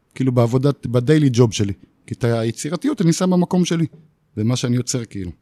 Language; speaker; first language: Hebrew; native; Hebrew